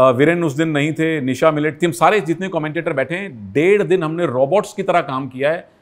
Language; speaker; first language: Hindi; native; Hindi